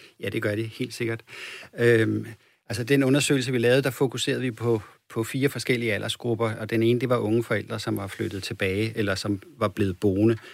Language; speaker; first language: Danish; native; Danish